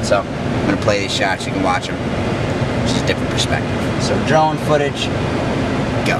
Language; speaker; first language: English; native; English